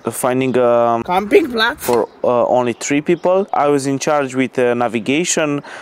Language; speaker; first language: English; non-native, fluent; Romanian